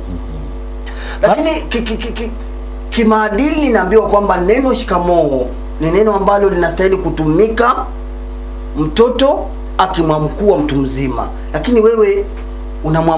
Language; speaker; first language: Swahili; native; Swahili